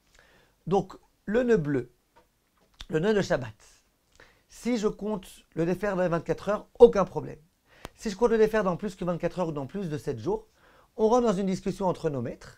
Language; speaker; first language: French; native; French